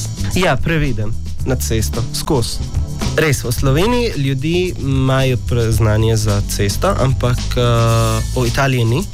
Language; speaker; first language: Slovenian; non-native, learner; Arabic